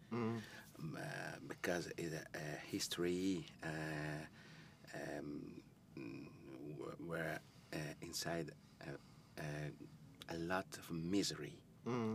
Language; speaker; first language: English; non-native, learner; Italian